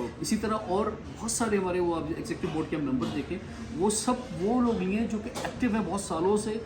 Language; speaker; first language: Urdu; native; Urdu